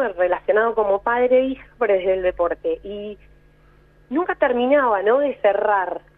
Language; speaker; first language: Spanish; native; Spanish